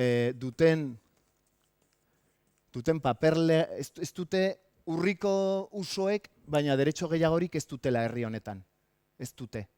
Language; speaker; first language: Basque; native; Basque